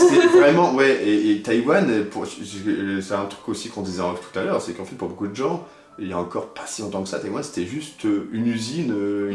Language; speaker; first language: French; native; French